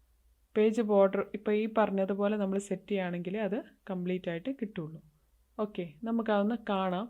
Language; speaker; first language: Malayalam; native; Malayalam